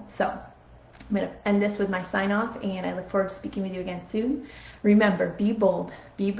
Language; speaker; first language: English; native; English